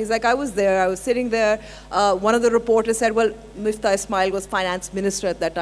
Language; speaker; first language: English; non-native, local second language; Urdu